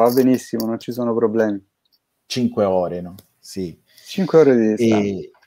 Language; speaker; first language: Italian; non-native, fluent; Portuguese